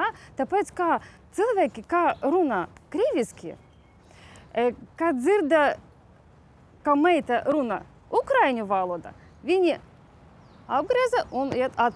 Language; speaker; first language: Latvian; non-native, learner; Ukrainian